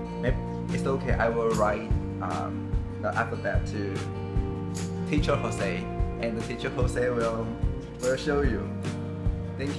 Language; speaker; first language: English; non-native, learner; Chinese